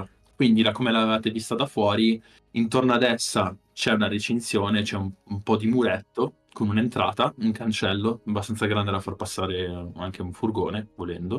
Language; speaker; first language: Italian; native; Italian